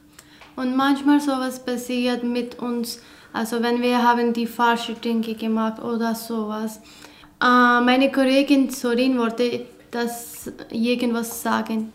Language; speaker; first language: German; non-native, learner; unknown